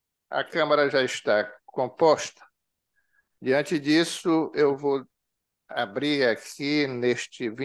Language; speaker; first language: Portuguese; native; Portuguese